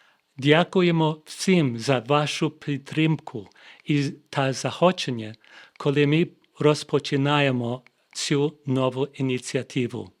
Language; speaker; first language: Ukrainian; non-native, fluent; English